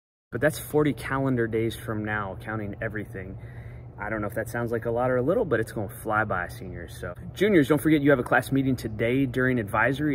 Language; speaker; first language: English; native; English